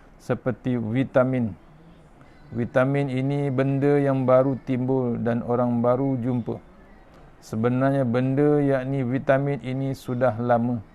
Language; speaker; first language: Malay; native; Malay